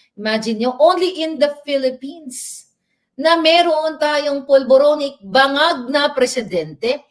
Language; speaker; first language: Filipino; native; Filipino